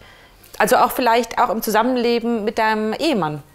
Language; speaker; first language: German; native; German